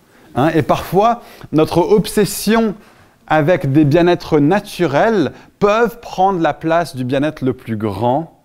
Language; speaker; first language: French; native; French